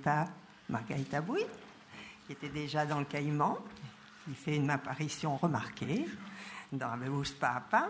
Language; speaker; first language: French; native; French